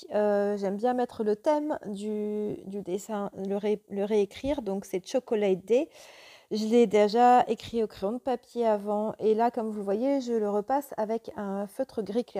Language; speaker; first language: French; native; French